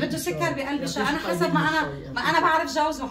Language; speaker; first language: Arabic; native; Arabic